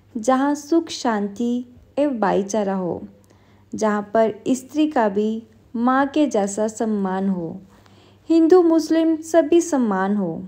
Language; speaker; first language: Hindi; non-native, local second language; Punjabi